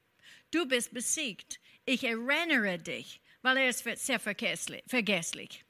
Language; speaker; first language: German; non-native, fluent; English